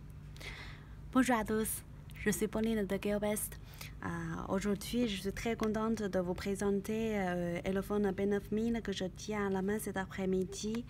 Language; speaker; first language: French; non-native, learner; Chinese